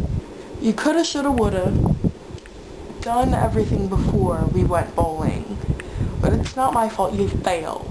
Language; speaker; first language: English; native; English